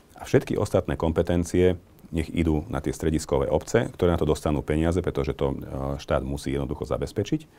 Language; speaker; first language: Slovak; non-native, local second language; Hungarian